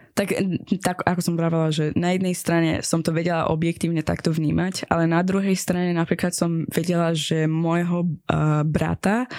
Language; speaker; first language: Slovak; non-native, fluent; Persian